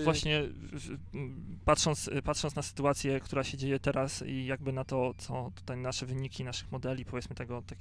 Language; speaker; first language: Polish; native; Polish